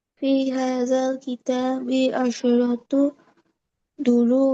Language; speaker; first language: Arabic; non-native, learner; Bangla